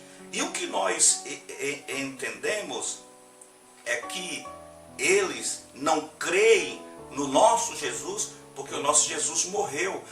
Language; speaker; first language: Portuguese; native; Portuguese